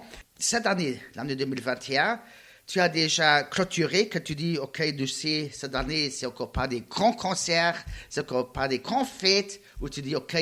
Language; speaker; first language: French; non-native, learner; Luxembourgish